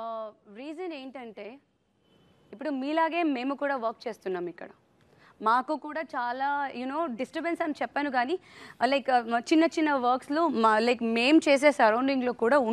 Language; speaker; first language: Telugu; native; Telugu